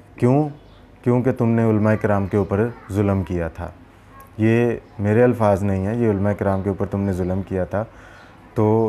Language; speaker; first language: Urdu; non-native, local second language; Punjabi